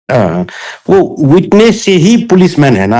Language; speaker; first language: Hindi; non-native, local second language; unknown